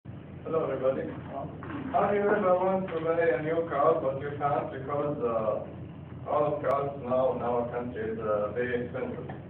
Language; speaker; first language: English; non-native, learner; Arabic